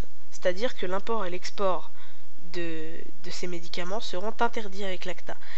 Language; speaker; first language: French; native; French